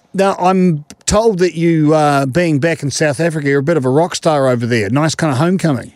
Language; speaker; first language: English; native; English